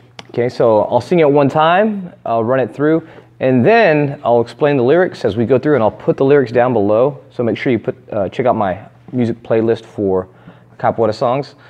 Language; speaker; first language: English; native; English